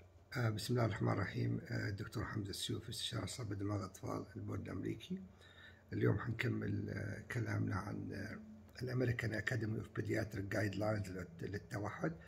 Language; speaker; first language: Arabic; native; Arabic